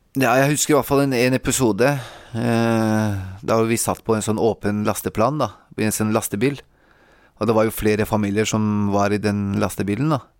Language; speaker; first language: Norwegian; early bilingual, other home language; Kurdish